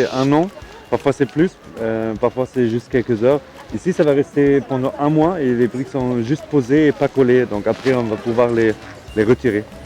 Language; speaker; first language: French; non-native, fluent; German